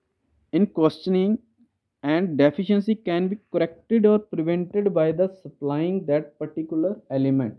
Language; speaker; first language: English; non-native, local second language; Punjabi